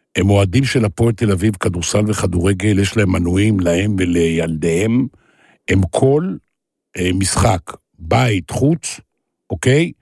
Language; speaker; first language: Hebrew; native; Hebrew